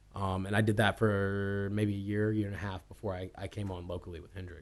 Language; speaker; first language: English; native; English